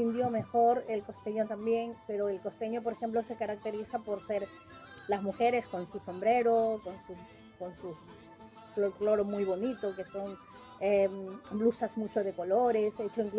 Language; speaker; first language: Spanish; native; Spanish